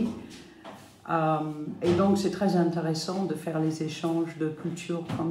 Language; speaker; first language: French; non-native, fluent; English